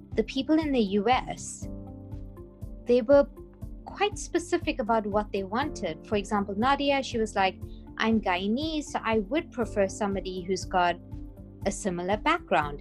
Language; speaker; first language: English; native; English